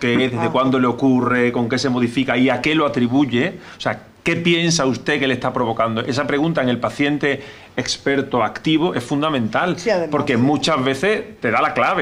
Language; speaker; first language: Spanish; native; Spanish